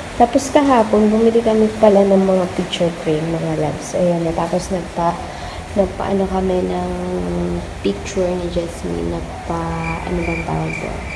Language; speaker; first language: Filipino; native; Filipino